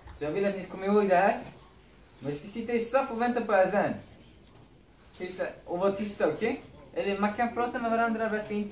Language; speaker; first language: Swedish; non-native, fluent; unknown